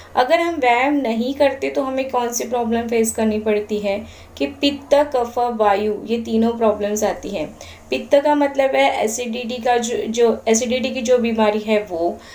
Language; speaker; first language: Hindi; non-native, local second language; Marathi